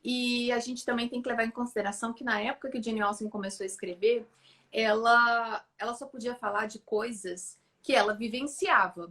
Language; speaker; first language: Portuguese; native; Portuguese